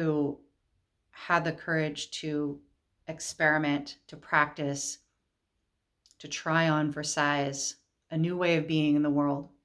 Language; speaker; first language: English; native; English